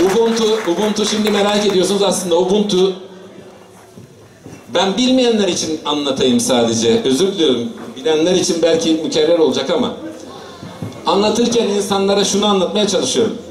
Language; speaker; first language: Turkish; native; Turkish